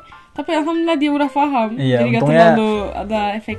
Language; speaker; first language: Indonesian; non-native, fluent; Turkish